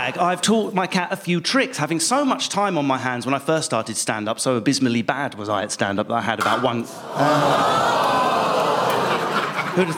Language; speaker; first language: English; native; English